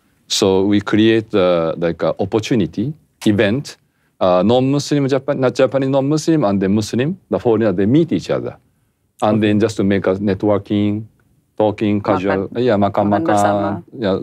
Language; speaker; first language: English; non-native, fluent; Japanese